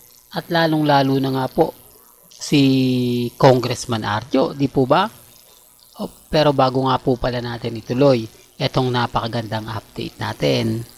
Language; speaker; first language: Filipino; native; Filipino